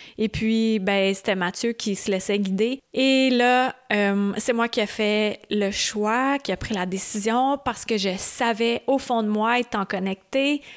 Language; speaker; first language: French; native; French